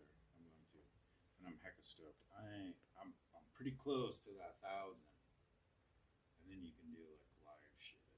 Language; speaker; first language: English; native; English